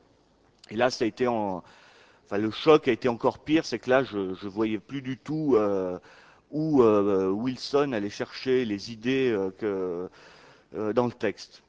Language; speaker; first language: French; native; French